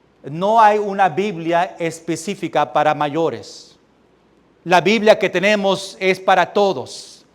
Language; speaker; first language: Spanish; early bilingual, heritage; Spanish